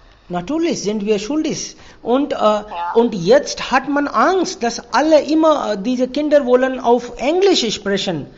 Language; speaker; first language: German; non-native, fluent; Marwari